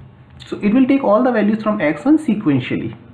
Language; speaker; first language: English; non-native, local second language; Hindi